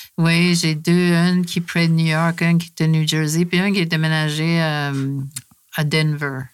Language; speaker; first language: French; non-native, fluent; English